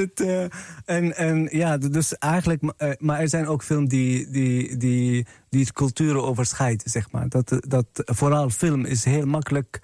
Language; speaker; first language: Dutch; non-native, fluent; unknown